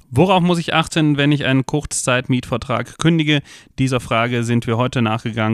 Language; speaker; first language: German; native; German